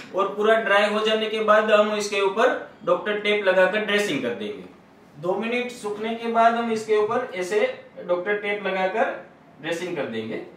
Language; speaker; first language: Hindi; non-native, local second language; Gujarati